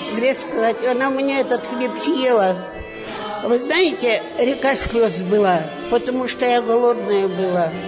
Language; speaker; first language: Russian; native; Russian